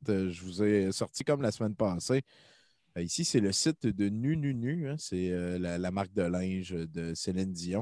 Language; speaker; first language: French; native; French